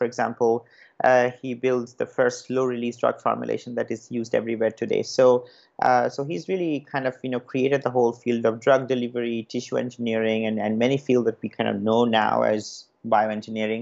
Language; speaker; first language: English; non-native, local second language; Bangla